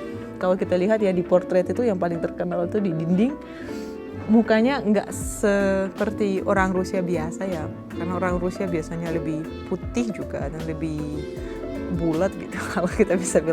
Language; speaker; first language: Indonesian; non-native, fluent; Russian